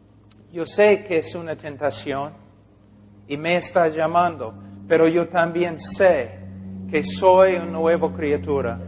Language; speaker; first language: Spanish; non-native, fluent; English